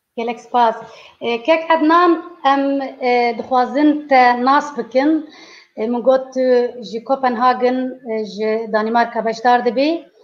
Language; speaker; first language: Kurdish; native; Kurdish